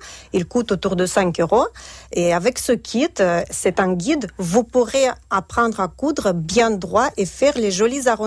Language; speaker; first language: French; non-native, fluent; Russian